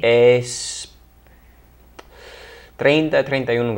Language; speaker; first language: Spanish; non-native, fluent; English